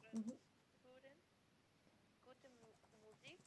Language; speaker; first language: German; non-native, learner; Macedonian